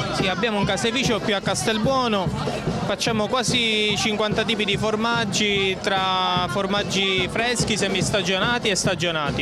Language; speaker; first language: Italian; native; Italian